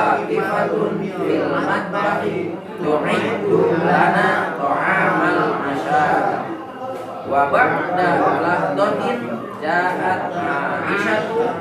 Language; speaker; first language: Arabic; non-native, learner; Indonesian